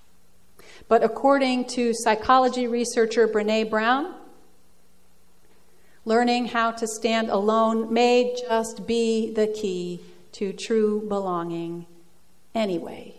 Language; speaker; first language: English; early bilingual, other home language; Dutch